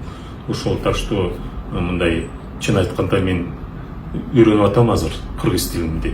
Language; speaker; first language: Kyrgyz; non-native, local second language; Russian